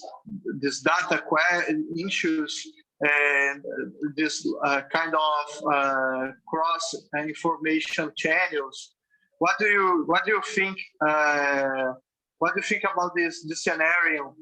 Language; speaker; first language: English; non-native, fluent; Portuguese